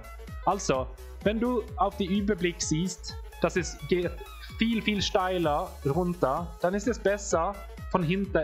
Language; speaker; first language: German; non-native, fluent; Swedish